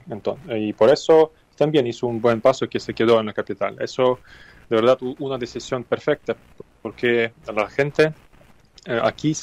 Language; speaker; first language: Spanish; non-native, fluent; Ukrainian